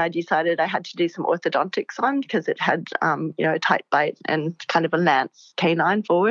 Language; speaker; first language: English; native; English